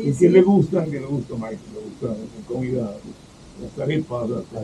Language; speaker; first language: Spanish; native; Spanish